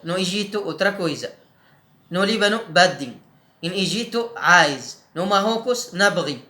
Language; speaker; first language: Portuguese; non-native, learner; Arabic